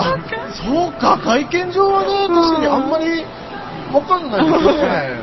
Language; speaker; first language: Japanese; native; Japanese